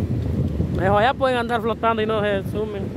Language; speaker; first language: Spanish; native; Spanish